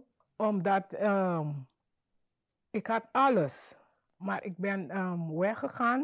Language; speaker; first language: Dutch; non-native, learner; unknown